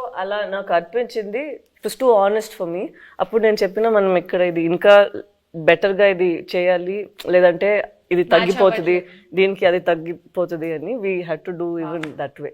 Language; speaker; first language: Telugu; non-native, fluent; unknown